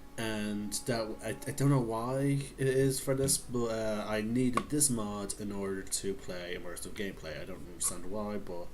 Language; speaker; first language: English; native; English